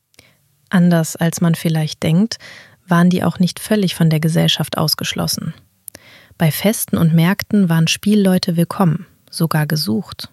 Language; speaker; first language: German; native; German